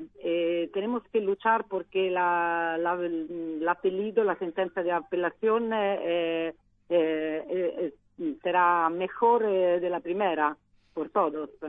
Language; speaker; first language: Spanish; non-native, learner; Italian